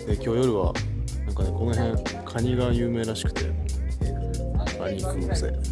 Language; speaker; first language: Japanese; native; Japanese